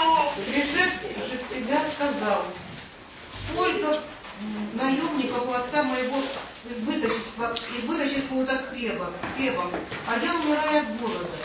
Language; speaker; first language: Russian; native; Russian